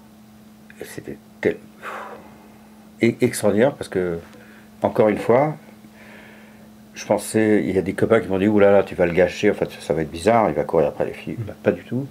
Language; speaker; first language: French; native; French